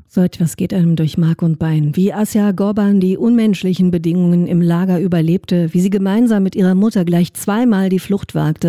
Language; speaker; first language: German; native; German